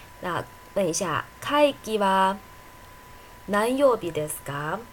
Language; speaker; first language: Japanese; non-native, fluent; Chinese